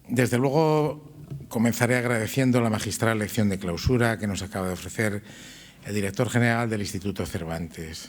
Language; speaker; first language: Spanish; native; Spanish